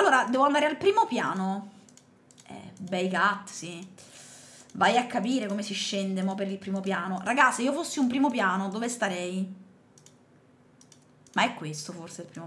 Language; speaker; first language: Italian; native; Italian